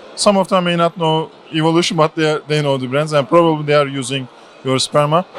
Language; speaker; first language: English; non-native, fluent; Turkish